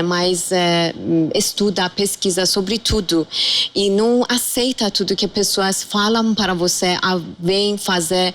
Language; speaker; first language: Portuguese; non-native, fluent; Persian